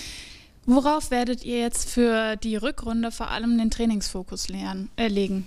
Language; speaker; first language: German; native; German